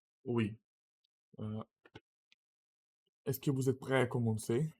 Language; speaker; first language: French; non-native, learner; Russian